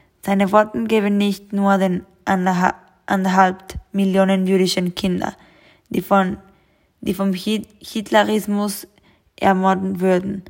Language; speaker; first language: German; non-native, learner; Spanish